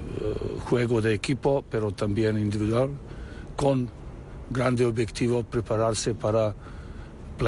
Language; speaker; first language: Spanish; non-native, learner; Serbian